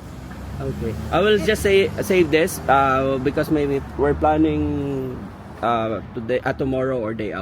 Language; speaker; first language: English; non-native, local second language; Filipino